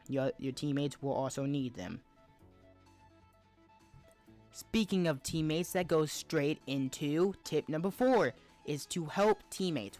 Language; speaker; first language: English; native; English